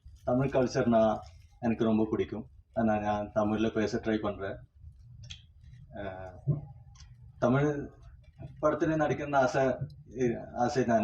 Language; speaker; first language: Tamil; non-native, fluent; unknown